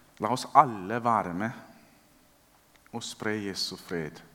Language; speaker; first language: Norwegian; non-native, fluent; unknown